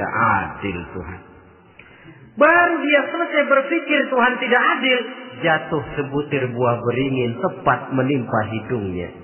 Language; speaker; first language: Indonesian; native; Indonesian